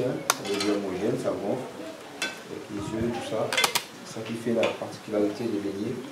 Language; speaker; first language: French; native; French